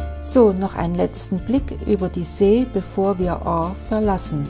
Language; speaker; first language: German; native; German